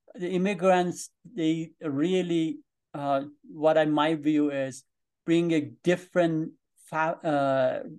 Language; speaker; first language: English; non-native, fluent; Persian